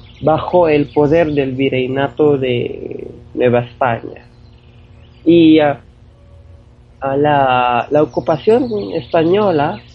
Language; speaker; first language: Spanish; non-native, fluent; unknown